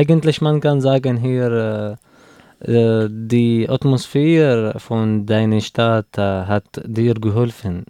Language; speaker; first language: German; non-native, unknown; Arabic